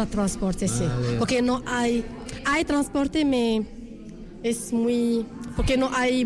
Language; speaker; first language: Spanish; non-native, learner; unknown